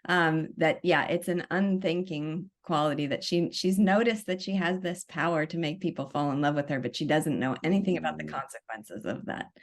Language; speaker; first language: English; native; English